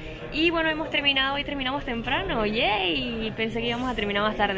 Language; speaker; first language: Spanish; native; Spanish